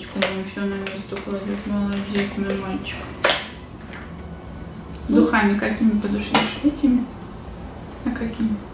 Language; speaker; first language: Russian; native; Russian